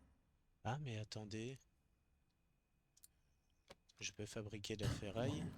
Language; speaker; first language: French; native; French